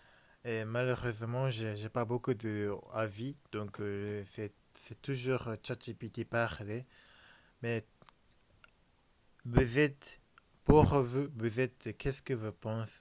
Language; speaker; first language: French; non-native, learner; Japanese